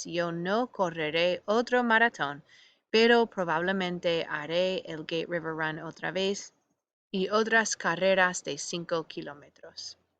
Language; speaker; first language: Spanish; non-native, fluent; English